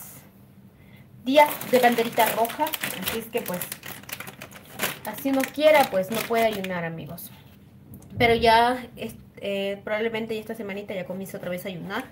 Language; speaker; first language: Spanish; native; Spanish